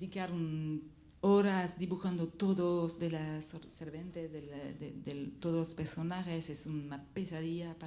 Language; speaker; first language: Spanish; non-native, learner; French